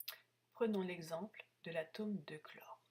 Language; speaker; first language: French; native; French